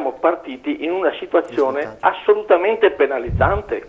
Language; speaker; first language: Italian; native; Italian